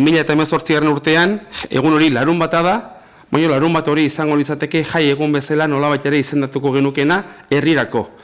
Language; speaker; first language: Basque; native; Basque